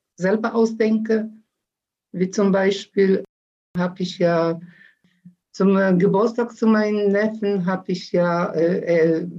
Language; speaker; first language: German; non-native, fluent; Polish